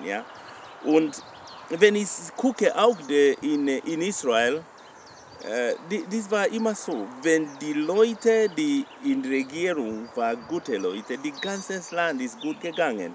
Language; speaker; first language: German; non-native, learner; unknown